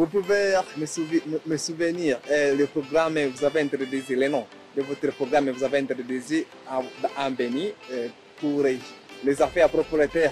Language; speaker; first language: French; non-native, learner; Swahili